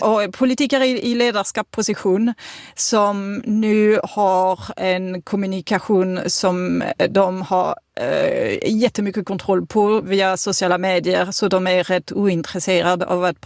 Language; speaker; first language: Swedish; non-native, fluent; French